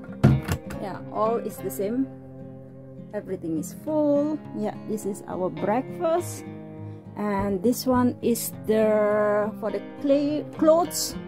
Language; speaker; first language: English; non-native, learner; Indonesian